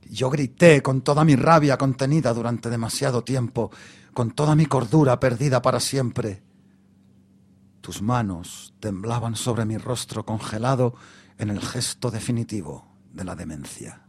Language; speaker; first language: Spanish; native; Spanish